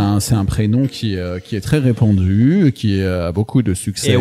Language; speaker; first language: French; native; French